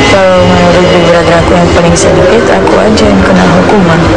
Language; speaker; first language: Indonesian; non-native, fluent; German